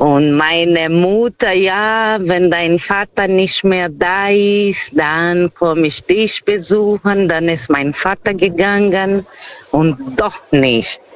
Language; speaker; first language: German; non-native, fluent; Portuguese